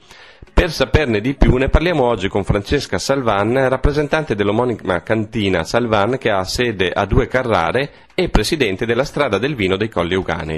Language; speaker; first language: Italian; native; Italian